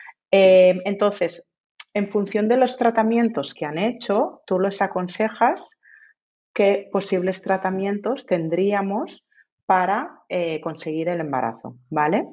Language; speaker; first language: Spanish; native; Spanish